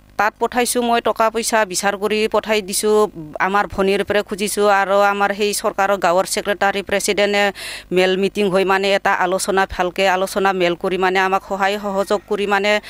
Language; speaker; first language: Assamese; native; Assamese